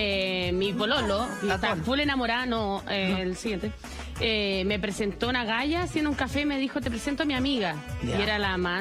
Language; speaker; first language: Spanish; native; Spanish